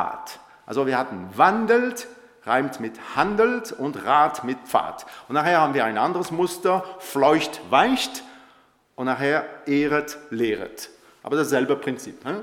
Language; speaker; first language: German; non-native, local second language; French